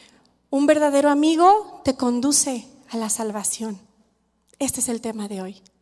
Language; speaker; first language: Spanish; native; Spanish